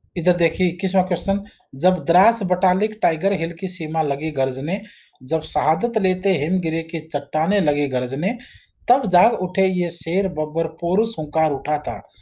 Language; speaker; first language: Hindi; native; Hindi